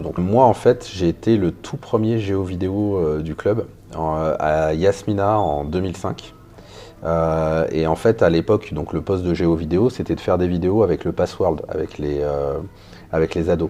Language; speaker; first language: French; native; French